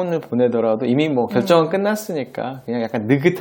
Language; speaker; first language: Korean; native; Korean